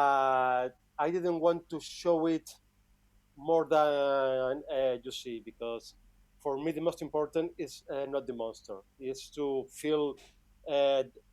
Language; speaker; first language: English; non-native, fluent; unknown